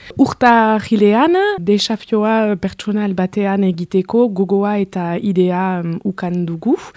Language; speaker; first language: Basque; non-native, local second language; French